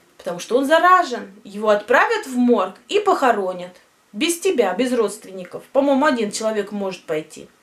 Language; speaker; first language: Russian; native; Russian